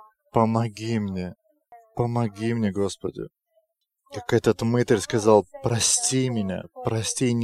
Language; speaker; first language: Russian; non-native, fluent; Lithuanian